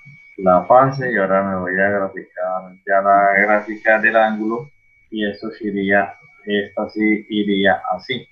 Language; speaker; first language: Spanish; native; Spanish